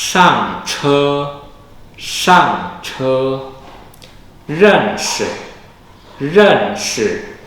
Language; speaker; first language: Chinese; non-native, fluent; Indonesian